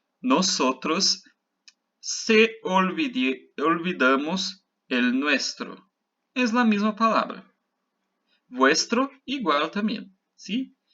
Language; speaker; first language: Spanish; non-native, fluent; Portuguese